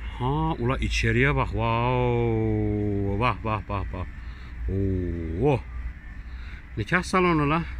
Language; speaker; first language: Turkish; early bilingual, heritage; Turkish